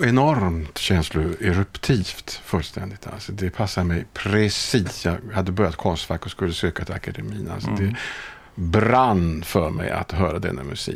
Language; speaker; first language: Swedish; native; Swedish